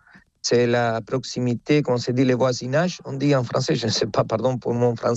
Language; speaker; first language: French; non-native, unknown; Spanish